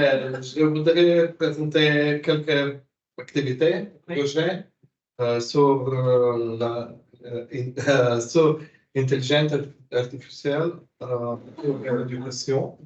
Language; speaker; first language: French; non-native, learner; Slovenian